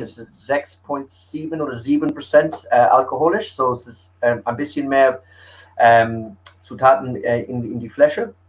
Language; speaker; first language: German; early bilingual, heritage; English